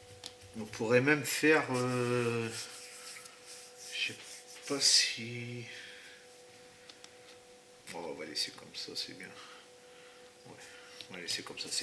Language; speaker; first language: French; native; French